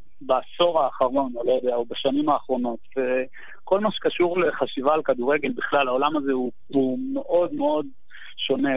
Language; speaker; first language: Hebrew; native; Hebrew